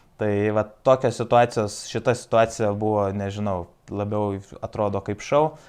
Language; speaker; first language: Lithuanian; native; Lithuanian